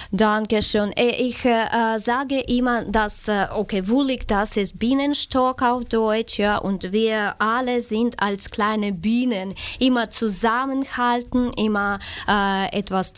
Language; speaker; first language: German; non-native, learner; Ukrainian